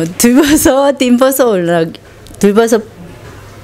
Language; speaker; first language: Nepali; non-native, learner; Korean